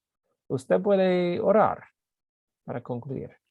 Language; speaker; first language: Spanish; non-native, fluent; English